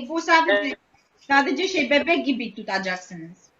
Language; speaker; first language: Turkish; non-native, learner; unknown